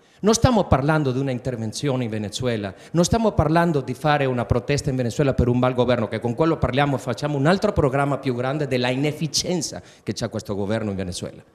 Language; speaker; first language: Italian; early bilingual, heritage; Spanish